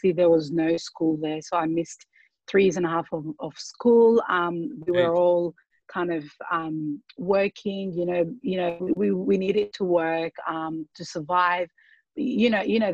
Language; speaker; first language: English; early bilingual, other home language; Arabic